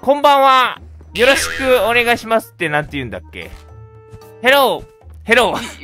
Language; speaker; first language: Japanese; native; Japanese